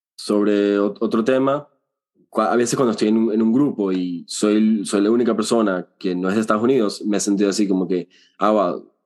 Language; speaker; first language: Spanish; early bilingual, heritage; Spanish